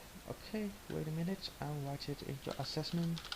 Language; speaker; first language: English; non-native, learner; Vietnamese